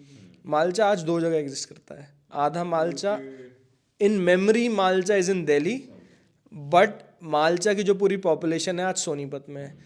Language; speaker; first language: Hindi; native; Hindi